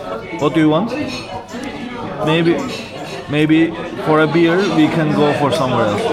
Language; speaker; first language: English; non-native, learner; Turkish